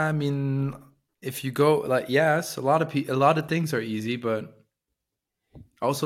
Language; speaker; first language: English; non-native, fluent; French